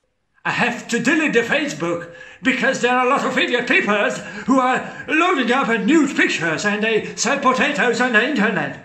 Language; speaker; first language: English; non-native, fluent; Hungarian